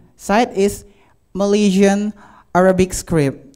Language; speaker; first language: English; non-native, learner; Indonesian